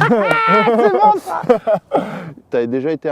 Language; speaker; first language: French; native; French